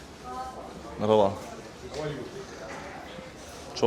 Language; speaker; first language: Turkish; non-native, learner; English